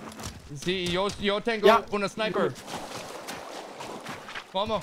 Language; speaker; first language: Spanish; non-native, learner; English